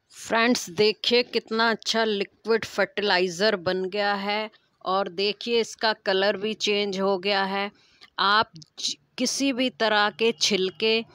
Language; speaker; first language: Hindi; native; Hindi